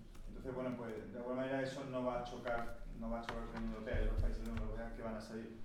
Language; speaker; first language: Spanish; native; Spanish